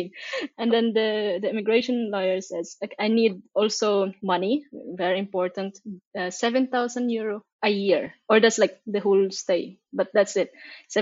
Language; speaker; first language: English; non-native, local second language; Filipino